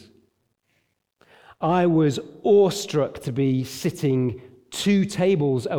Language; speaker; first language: English; native; English